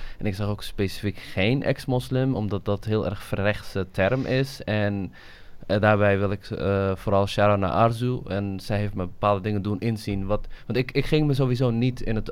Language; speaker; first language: Dutch; early bilingual, other home language; Somali